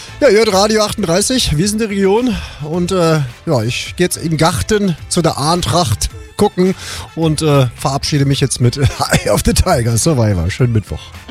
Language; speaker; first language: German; native; German